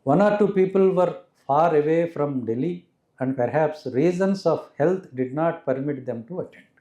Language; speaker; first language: English; non-native, local second language; Telugu